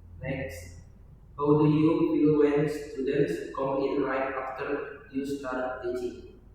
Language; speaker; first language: English; non-native, learner; Indonesian